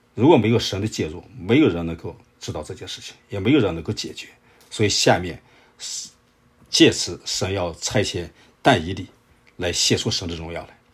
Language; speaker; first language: Chinese; native; Chinese